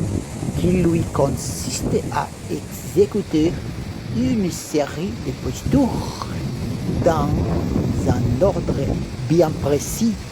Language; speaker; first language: French; non-native, learner; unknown